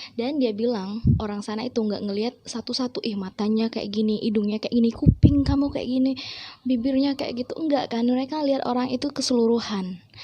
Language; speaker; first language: Indonesian; native; Indonesian